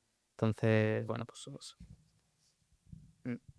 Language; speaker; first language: Spanish; native; Spanish